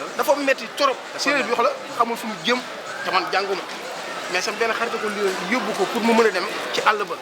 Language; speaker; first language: Wolof; non-native, local second language; Fula